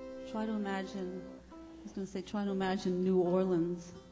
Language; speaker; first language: English; native; English